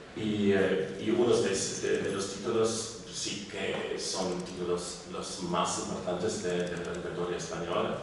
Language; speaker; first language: Spanish; non-native, learner; German